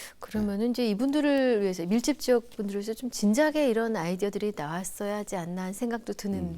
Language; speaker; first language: Korean; native; Korean